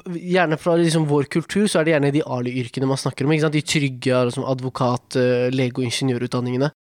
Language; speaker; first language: Norwegian; early bilingual, other home language; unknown